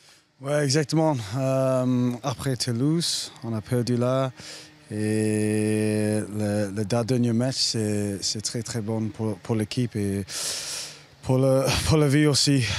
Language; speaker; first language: French; non-native, learner; English